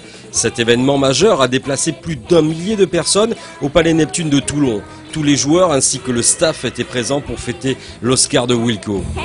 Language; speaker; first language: French; native; French